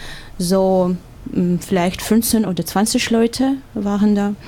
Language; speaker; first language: German; non-native, learner; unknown